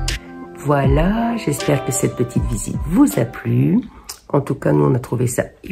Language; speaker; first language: French; native; French